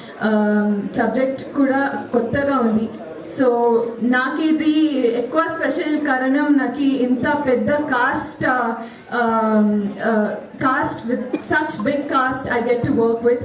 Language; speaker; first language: Telugu; non-native, learner; Kannada